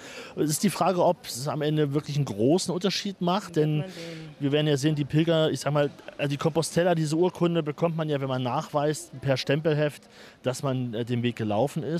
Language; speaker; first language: German; native; German